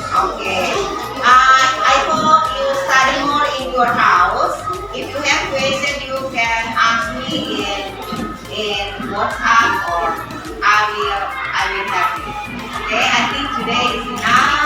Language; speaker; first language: English; non-native, learner; Indonesian